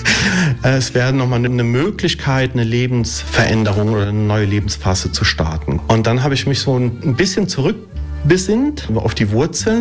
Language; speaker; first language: German; early bilingual, other home language; Italian